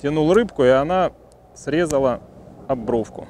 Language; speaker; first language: Russian; native; Russian